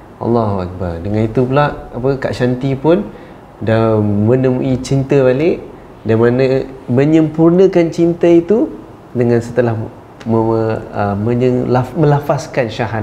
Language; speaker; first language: Malay; native; Malay